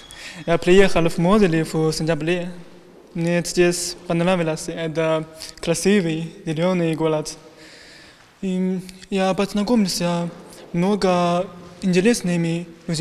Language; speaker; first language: Russian; non-native, learner; Chinese